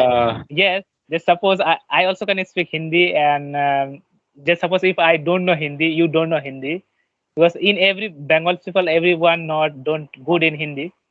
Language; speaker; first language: English; non-native, learner; Bangla